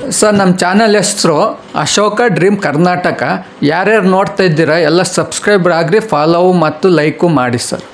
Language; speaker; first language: Kannada; native; Kannada